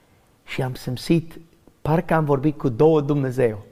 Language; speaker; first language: Romanian; non-native, learner; English